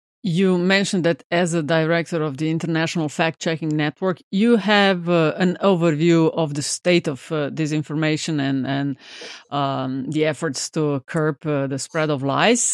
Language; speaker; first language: English; non-native, fluent; Slovenian